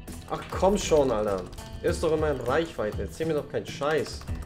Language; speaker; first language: German; native; German